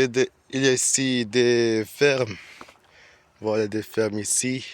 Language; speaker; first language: French; non-native, learner; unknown